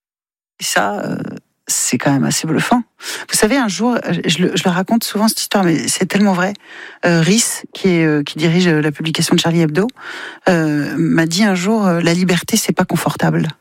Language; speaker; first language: French; native; French